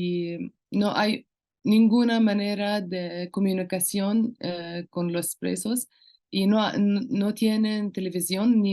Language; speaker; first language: Spanish; non-native, local second language; Arabic